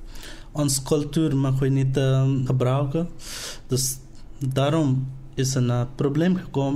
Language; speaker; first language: Dutch; non-native, learner; Nepali